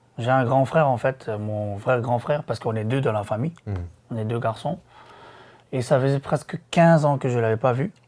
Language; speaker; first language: French; non-native, local second language; Korean